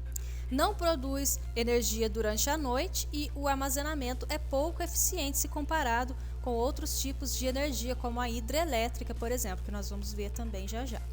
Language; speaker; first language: Portuguese; native; Portuguese